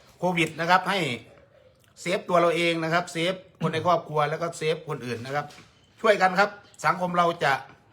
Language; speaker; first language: Thai; native; Thai